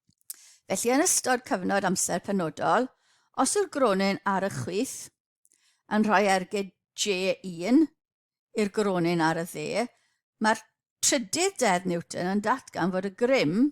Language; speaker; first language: Welsh; native; Welsh